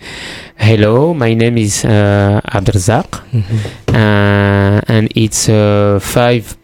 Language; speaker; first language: English; non-native, learner; French